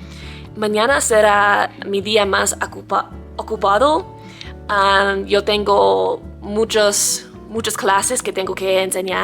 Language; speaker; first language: Spanish; non-native, learner; English